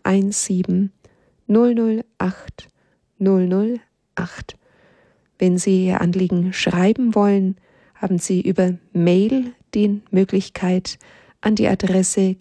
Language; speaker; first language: German; native; German